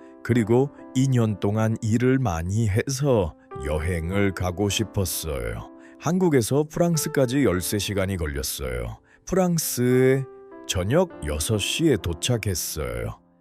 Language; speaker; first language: Korean; non-native, learner; Uzbek